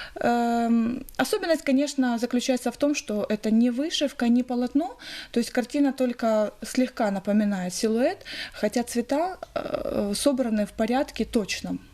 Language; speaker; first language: Russian; native; Russian